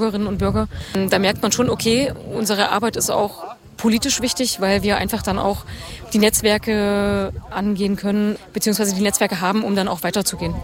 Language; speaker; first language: German; native; German